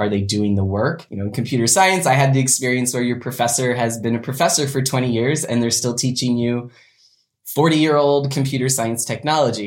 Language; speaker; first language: English; native; English